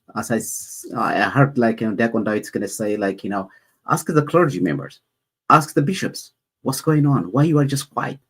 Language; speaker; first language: English; non-native, learner; Amharic